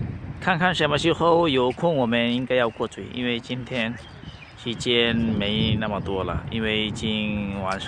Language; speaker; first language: Chinese; non-native, fluent; Bangla